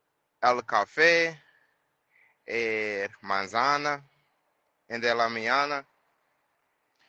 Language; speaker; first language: Spanish; non-native, learner; English